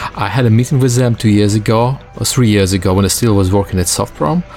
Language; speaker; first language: English; non-native, fluent; Russian